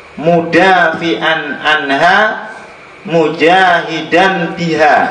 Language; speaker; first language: Arabic; non-native, fluent; Indonesian